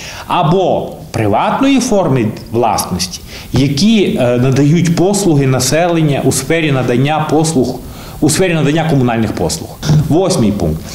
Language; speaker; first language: Ukrainian; native; Ukrainian